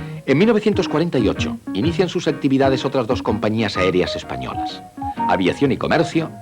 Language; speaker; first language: Spanish; native; Spanish